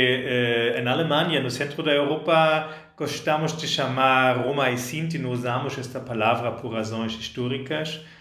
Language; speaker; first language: Portuguese; non-native, fluent; German